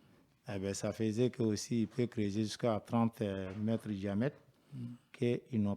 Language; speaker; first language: French; non-native, learner; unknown